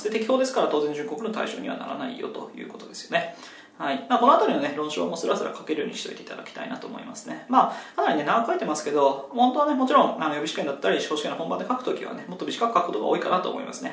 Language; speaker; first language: Japanese; native; Japanese